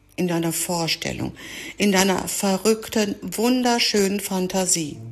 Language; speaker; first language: German; early bilingual, other home language; Greek